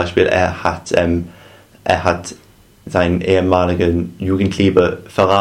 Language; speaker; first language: German; non-native, fluent; English